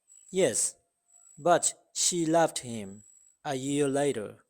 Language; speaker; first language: English; non-native, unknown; Burmese